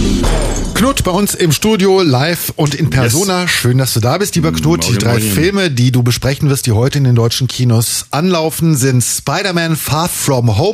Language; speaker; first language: German; native; German